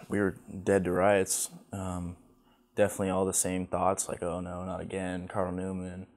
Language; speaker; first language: English; native; English